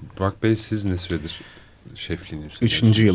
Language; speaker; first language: Turkish; native; Turkish